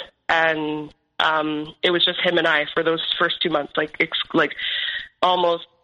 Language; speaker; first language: English; native; English